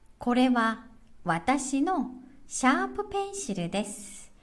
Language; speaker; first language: Japanese; non-native, local second language; Korean